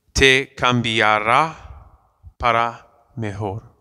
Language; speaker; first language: Spanish; non-native, fluent; English